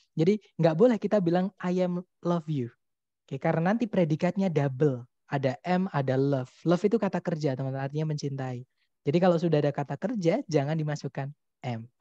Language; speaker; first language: Indonesian; non-native, local second language; Javanese